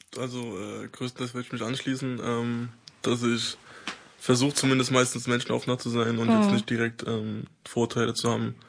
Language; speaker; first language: German; native; German